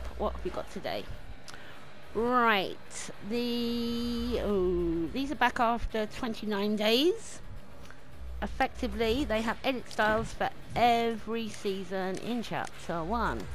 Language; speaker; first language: English; native; English